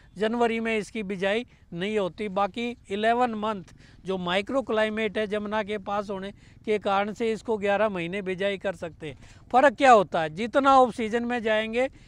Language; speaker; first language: Hindi; native; Hindi